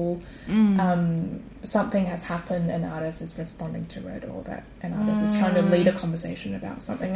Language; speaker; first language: English; non-native, local second language; Cantonese